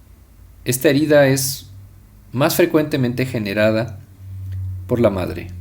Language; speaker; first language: Spanish; native; Spanish